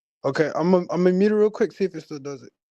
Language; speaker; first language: English; native; English